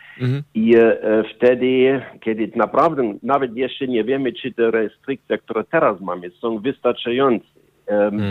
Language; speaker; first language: Polish; non-native, learner; German